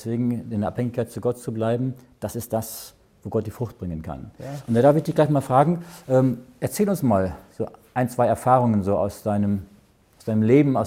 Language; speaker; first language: German; native; German